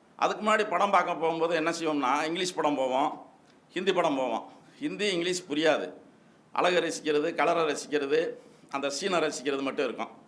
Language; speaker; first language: Tamil; native; Tamil